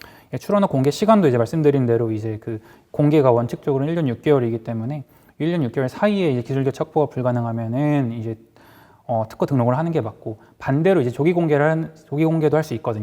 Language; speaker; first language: Korean; native; Korean